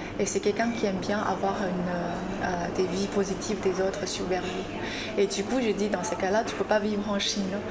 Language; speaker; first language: French; non-native, fluent; Chinese